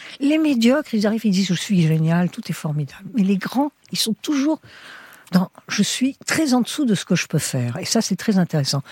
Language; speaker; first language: French; early bilingual, heritage; French